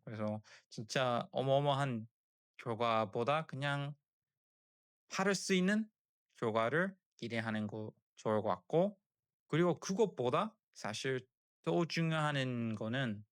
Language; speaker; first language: Korean; non-native, learner; English